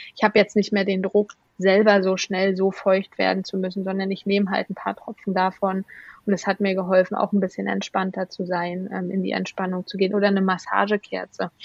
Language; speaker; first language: German; native; German